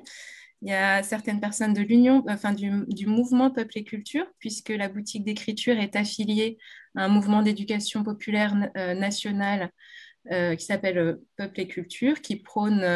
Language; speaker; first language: French; native; French